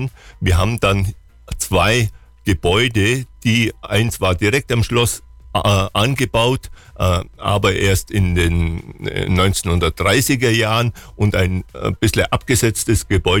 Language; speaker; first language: German; native; German